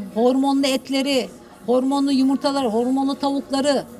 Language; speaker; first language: Turkish; native; Turkish